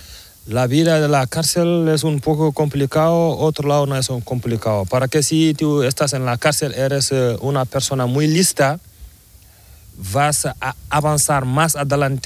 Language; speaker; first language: Spanish; non-native, learner; Fula